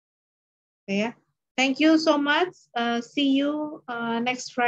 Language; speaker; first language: English; non-native, learner; Indonesian